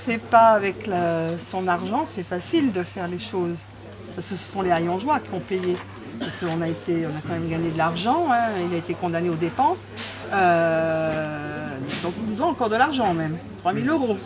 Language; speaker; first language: French; native; French